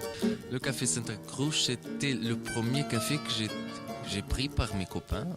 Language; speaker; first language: French; non-native, fluent; Portuguese